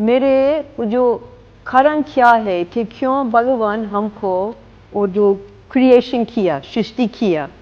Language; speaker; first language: Hindi; non-native, fluent; English